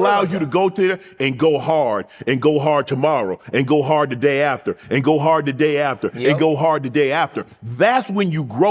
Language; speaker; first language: English; native; English